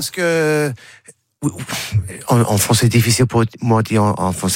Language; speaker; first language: French; non-native, learner; English